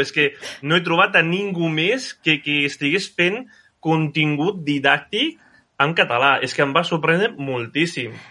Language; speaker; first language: Catalan; non-native, fluent; Italian